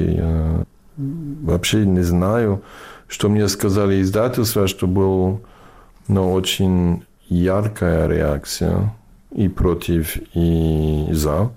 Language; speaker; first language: Russian; non-native, fluent; English